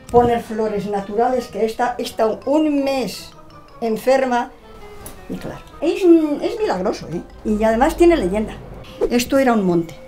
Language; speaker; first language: Spanish; native; Spanish